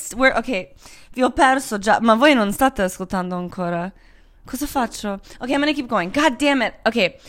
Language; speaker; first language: Italian; non-native, fluent; Croatian